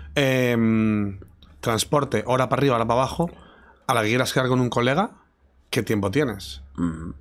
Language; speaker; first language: Spanish; native; Spanish